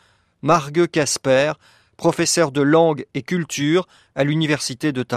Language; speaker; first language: French; native; French